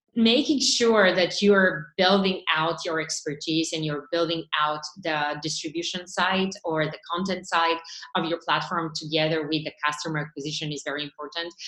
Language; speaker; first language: English; non-native, fluent; Bulgarian